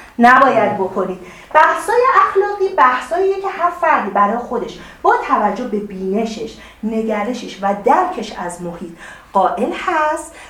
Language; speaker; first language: Persian; native; Persian